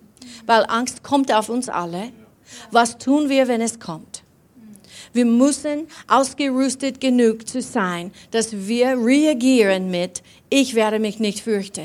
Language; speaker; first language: German; non-native, fluent; English